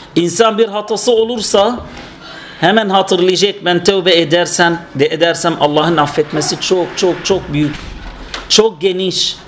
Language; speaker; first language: Turkish; non-native, fluent; Arabic